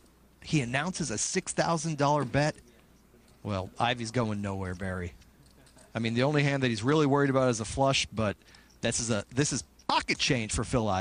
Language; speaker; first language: English; native; English